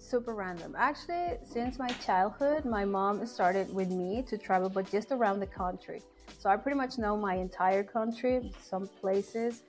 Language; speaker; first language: English; non-native, fluent; Spanish